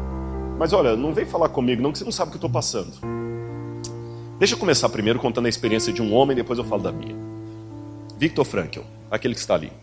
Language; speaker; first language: Portuguese; native; Portuguese